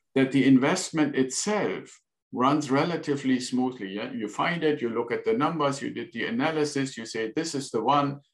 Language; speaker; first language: English; non-native, fluent; German